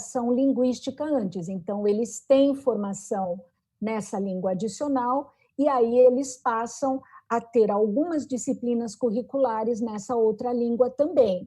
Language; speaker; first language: Portuguese; native; Portuguese